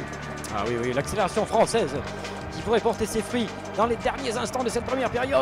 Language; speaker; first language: French; native; French